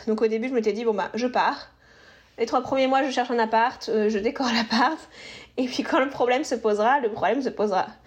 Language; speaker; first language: French; native; French